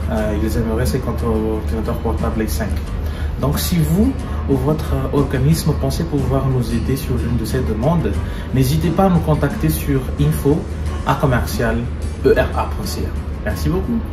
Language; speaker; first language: French; non-native, fluent; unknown